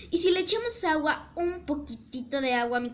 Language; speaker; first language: Spanish; native; Spanish